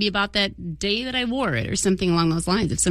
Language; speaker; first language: English; native; English